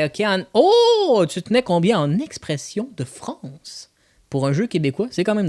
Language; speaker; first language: French; native; French